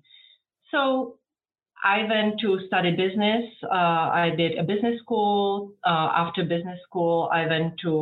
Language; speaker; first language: English; non-native, fluent; Czech